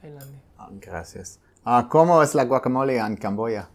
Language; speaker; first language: Spanish; non-native, learner; English